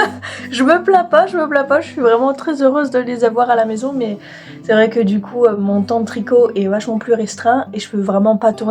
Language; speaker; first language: French; native; French